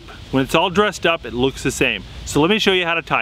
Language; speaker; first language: English; native; English